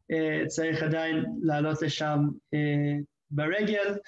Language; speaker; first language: Hebrew; non-native, fluent; English